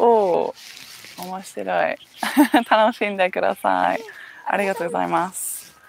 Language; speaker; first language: Japanese; non-native, learner; English